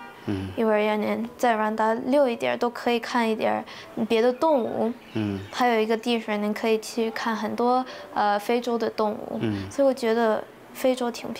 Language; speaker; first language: Chinese; early bilingual, heritage; Chinese